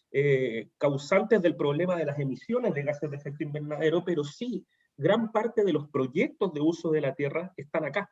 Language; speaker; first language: Spanish; native; Spanish